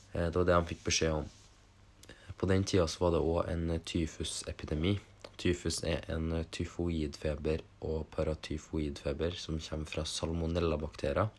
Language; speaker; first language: Norwegian; early bilingual, other home language; German